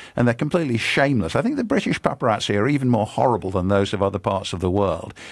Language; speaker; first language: English; native; English